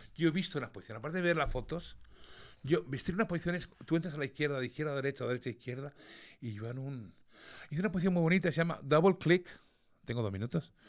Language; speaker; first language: Spanish; early bilingual, other home language; English